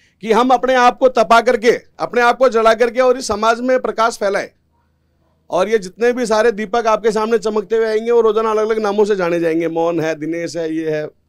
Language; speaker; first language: Hindi; native; Hindi